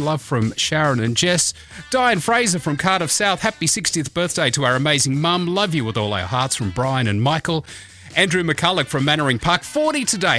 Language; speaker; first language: English; native; English